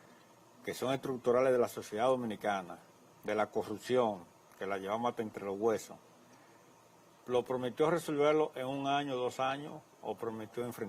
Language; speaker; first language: Spanish; native; Spanish